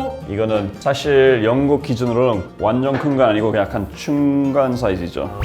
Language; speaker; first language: Korean; non-native, fluent; English